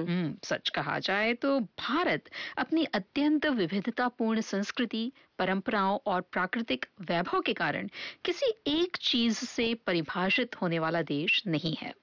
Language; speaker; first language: Hindi; native; Hindi